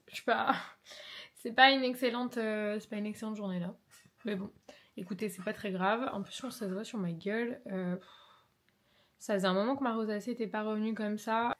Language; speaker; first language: French; native; French